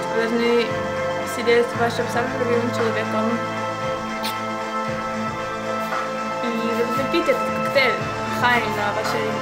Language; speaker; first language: Russian; early bilingual, heritage; Russian